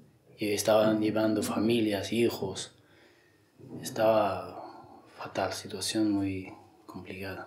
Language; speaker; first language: Spanish; non-native, learner; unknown